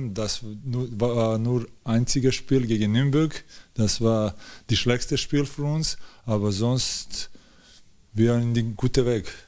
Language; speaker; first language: German; non-native, learner; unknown